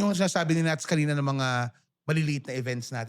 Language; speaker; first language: Filipino; native; Filipino